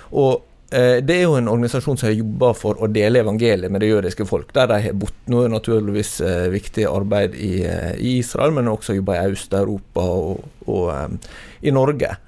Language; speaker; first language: Norwegian; native; Norwegian